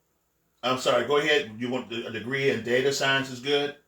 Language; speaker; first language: English; native; English